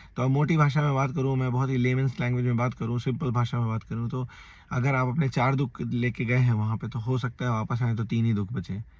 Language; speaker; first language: Hindi; native; Hindi